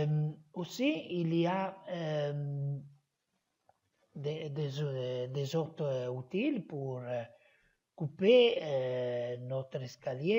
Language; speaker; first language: French; non-native, learner; Italian